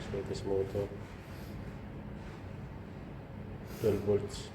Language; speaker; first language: English; non-native, learner; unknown